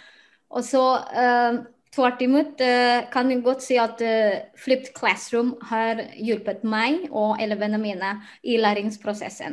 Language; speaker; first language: Norwegian; non-native, fluent; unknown